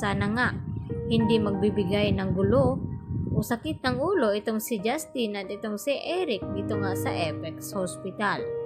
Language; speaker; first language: Filipino; native; Filipino